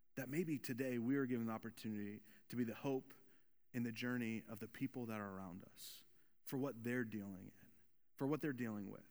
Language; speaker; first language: English; native; English